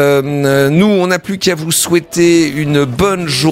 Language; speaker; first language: French; native; French